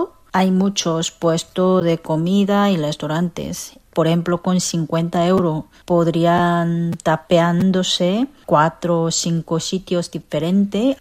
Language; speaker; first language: Spanish; non-native, learner; Korean